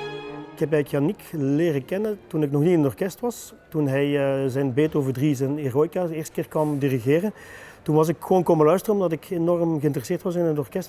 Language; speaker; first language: Dutch; native; Dutch